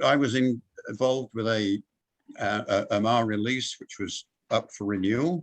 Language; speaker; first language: English; native; English